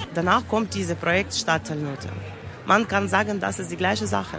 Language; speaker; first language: German; non-native, learner; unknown